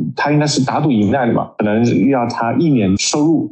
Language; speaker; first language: Chinese; native; Chinese